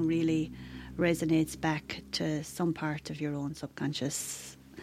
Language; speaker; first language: English; native; English